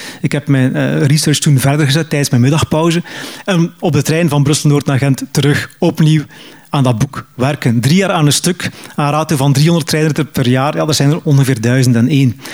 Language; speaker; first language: Dutch; native; Dutch